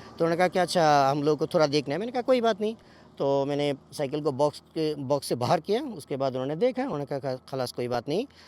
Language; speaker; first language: Urdu; non-native, fluent; Bangla